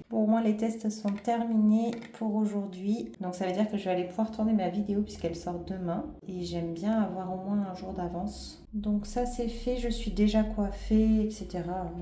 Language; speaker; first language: French; native; French